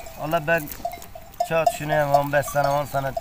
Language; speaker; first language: Turkish; non-native, learner; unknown